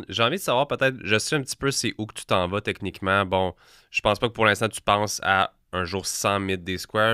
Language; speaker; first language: French; native; French